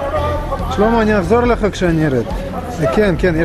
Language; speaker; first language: Hebrew; native; Hebrew